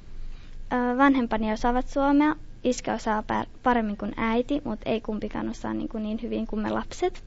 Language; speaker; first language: Finnish; early bilingual, other home language; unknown